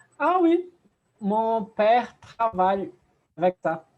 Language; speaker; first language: French; non-native, learner; Portuguese